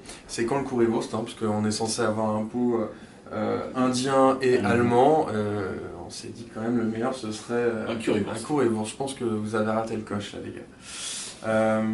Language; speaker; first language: French; native; French